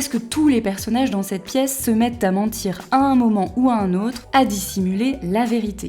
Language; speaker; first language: French; native; French